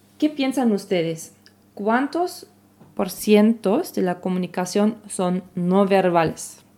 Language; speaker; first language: Spanish; non-native, fluent; German